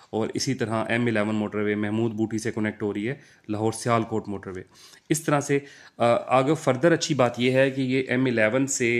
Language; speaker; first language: Urdu; non-native, local second language; Punjabi